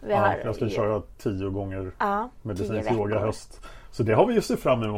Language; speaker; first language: Swedish; native; Swedish